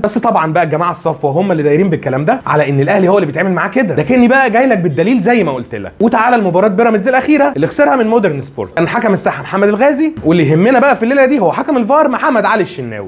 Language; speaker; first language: Arabic; native; Arabic